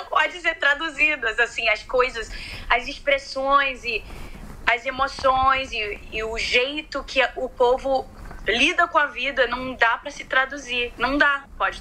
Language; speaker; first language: Portuguese; early bilingual, heritage; Portuguese